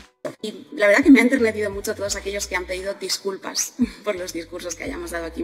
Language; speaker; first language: Spanish; native; Spanish